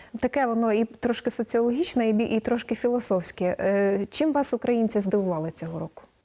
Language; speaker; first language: Ukrainian; native; Ukrainian